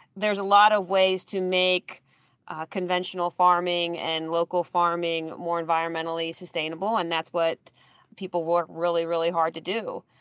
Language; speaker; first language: English; native; English